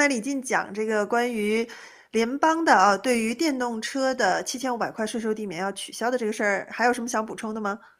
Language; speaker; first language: Chinese; native; Chinese